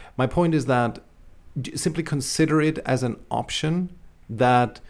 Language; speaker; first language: English; non-native, fluent; Czech